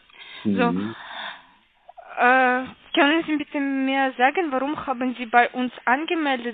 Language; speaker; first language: German; non-native, learner; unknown